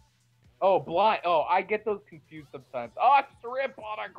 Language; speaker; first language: English; native; English